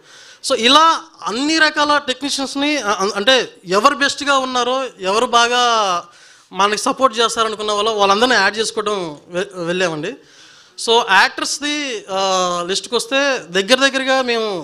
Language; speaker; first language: Telugu; native; Telugu